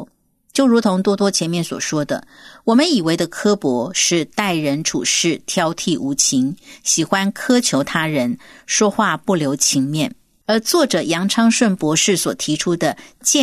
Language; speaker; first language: Chinese; native; Chinese